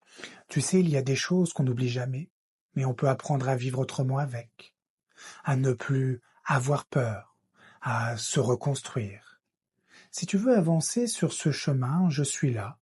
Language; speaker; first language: French; native; French